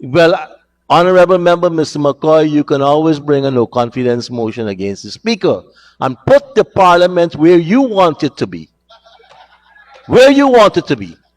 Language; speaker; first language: English; native; English